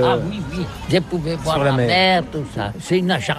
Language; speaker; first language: French; non-native, learner; Catalan